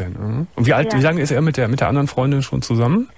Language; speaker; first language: German; native; German